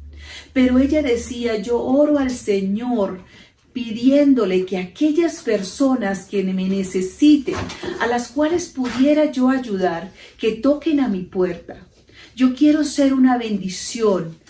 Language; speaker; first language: Spanish; native; Spanish